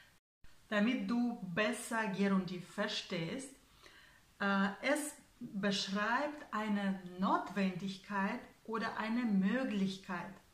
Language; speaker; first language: German; non-native, fluent; Russian